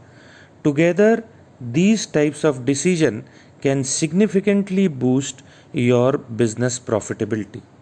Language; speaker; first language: English; non-native, local second language; Hindi